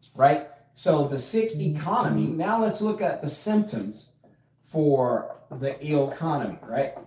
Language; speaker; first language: English; native; English